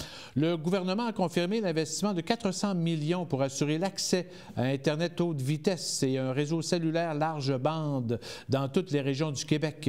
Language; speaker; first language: French; native; French